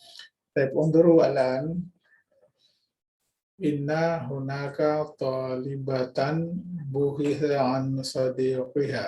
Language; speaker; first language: Arabic; non-native, fluent; Indonesian